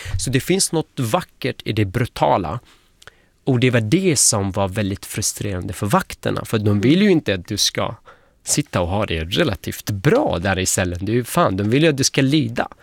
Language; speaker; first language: Swedish; non-native, fluent; Arabic